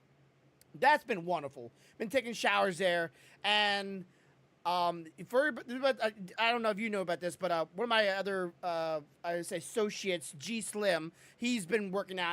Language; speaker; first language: English; native; English